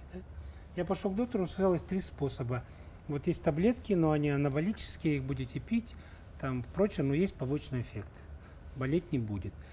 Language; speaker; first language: Russian; native; Russian